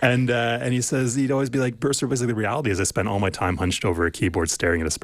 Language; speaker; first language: English; native; English